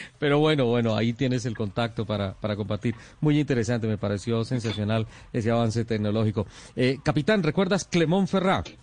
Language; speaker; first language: Spanish; native; Spanish